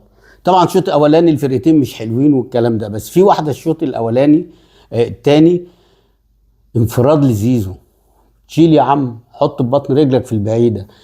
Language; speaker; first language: Arabic; native; Arabic